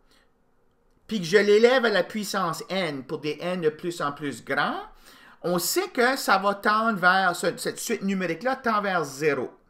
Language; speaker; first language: French; native; French